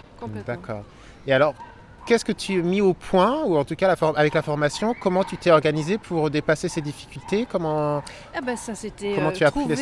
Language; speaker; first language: French; native; French